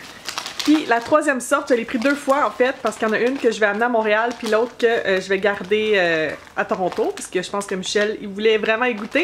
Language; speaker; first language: French; native; French